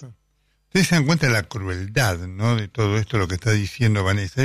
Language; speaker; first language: Spanish; native; Spanish